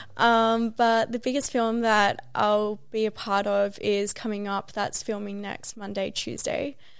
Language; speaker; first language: English; native; English